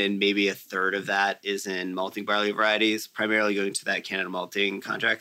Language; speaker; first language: English; native; English